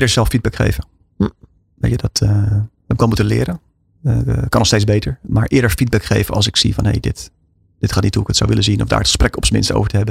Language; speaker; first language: Dutch; native; Dutch